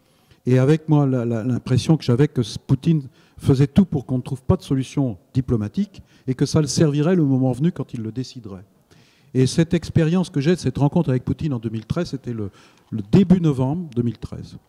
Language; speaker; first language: French; native; French